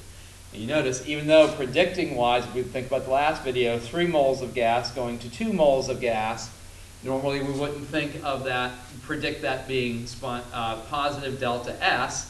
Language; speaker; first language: English; native; English